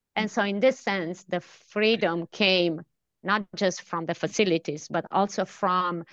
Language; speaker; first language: English; non-native, fluent; Italian